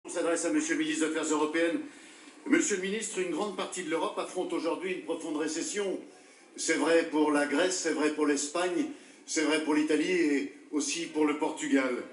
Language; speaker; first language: French; native; French